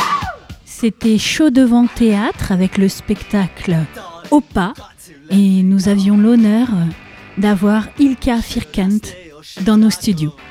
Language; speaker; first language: French; native; French